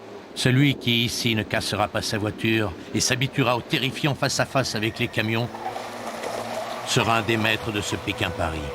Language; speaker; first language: French; native; French